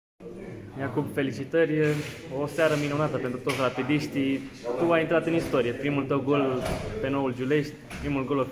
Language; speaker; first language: Romanian; native; Romanian